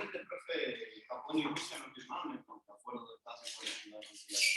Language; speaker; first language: Spanish; native; Spanish